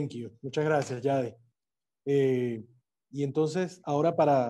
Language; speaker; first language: Spanish; native; Spanish